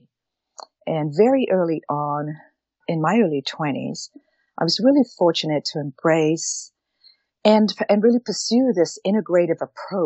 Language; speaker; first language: English; native; English